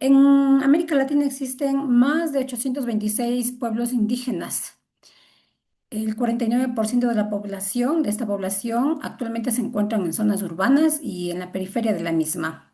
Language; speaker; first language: Spanish; native; Spanish